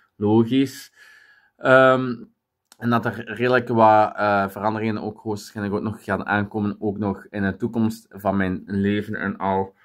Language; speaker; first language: Dutch; native; Dutch